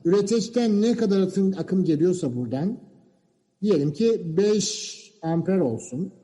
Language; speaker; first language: Turkish; native; Turkish